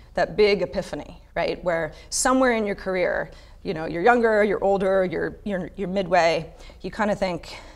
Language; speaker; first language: English; native; English